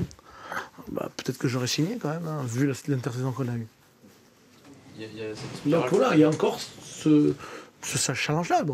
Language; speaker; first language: French; native; French